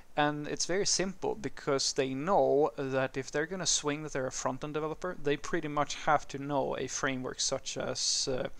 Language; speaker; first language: English; non-native, fluent; Swedish